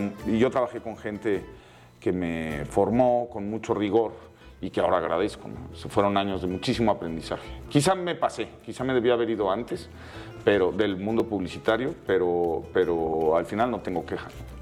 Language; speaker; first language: Spanish; native; Spanish